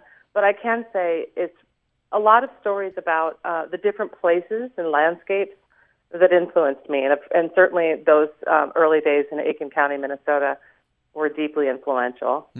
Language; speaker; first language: English; native; English